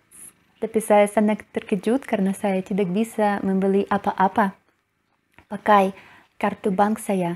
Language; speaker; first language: Indonesian; non-native, learner; Russian